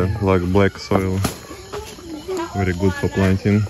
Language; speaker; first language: English; non-native, learner; Russian